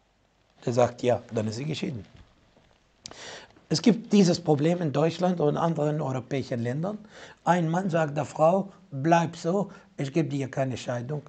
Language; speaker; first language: German; non-native, fluent; Arabic